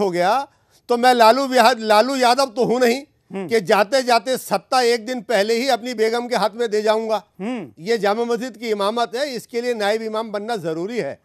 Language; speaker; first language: Hindi; native; Hindi